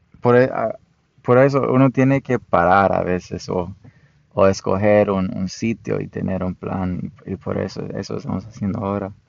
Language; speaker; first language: Spanish; non-native, fluent; English